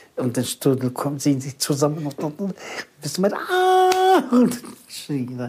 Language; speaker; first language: German; early bilingual, heritage; Russian